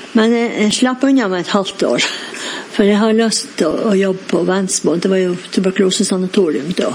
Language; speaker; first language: Norwegian; native; Norwegian